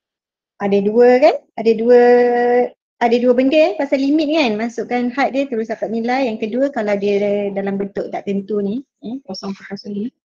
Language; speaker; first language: Malay; native; Malay